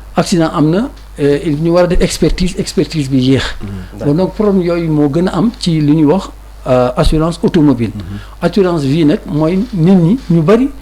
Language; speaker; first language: Wolof; non-native, local second language; Fula